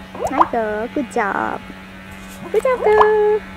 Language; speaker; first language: English; non-native, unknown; Thai